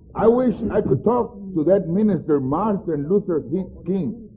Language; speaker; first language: English; non-native, fluent; Spanish